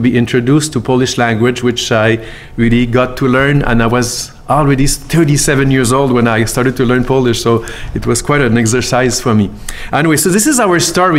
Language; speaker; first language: English; non-native, fluent; French